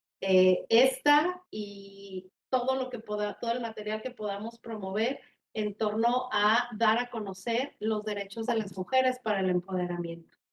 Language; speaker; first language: Spanish; native; Spanish